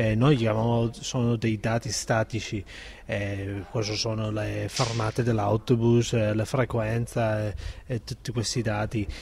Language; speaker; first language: Italian; non-native, fluent; Spanish